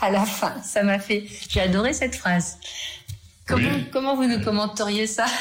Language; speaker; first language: French; native; French